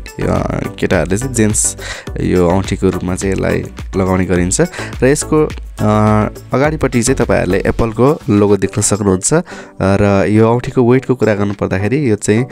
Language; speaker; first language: Nepali; native; Nepali